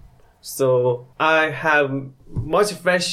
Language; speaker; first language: English; non-native, learner; Korean